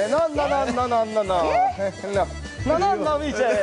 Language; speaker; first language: Spanish; native; Spanish